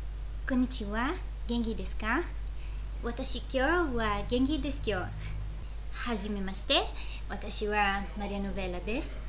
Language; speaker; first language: Japanese; non-native, learner; Italian